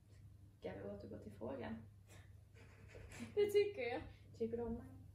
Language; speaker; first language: Swedish; native; Swedish